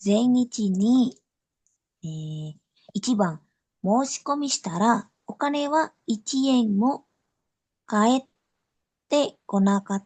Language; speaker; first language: Japanese; non-native, learner; Indonesian